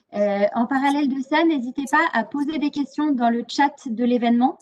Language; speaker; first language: French; native; French